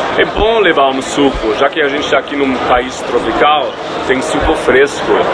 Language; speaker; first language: Portuguese; non-native, fluent; German